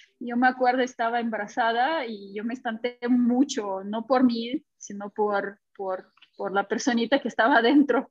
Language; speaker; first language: Spanish; non-native, fluent; Russian